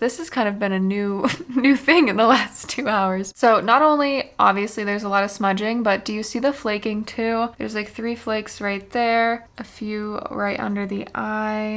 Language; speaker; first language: English; native; English